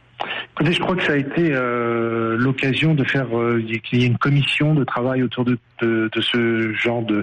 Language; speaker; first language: French; native; French